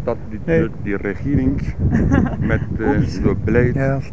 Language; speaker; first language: Dutch; non-native, learner; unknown